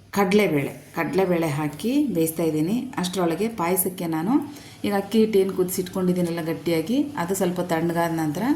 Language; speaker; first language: Kannada; non-native, local second language; Telugu